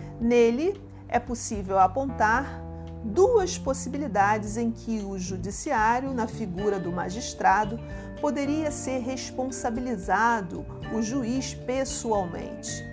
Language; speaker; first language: Portuguese; native; Portuguese